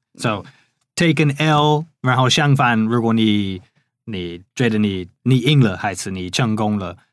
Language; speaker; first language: Chinese; non-native, fluent; English